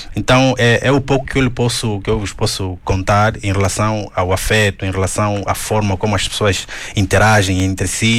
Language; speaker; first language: Portuguese; native; Portuguese